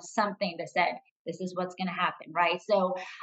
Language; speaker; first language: English; non-native, fluent; Portuguese